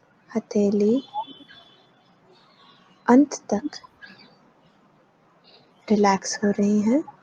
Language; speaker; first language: Hindi; native; Hindi